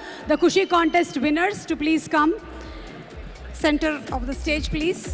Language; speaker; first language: Telugu; native; Telugu